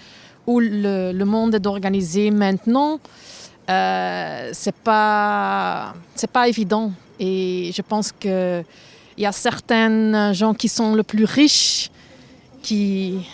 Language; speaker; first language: French; non-native, fluent; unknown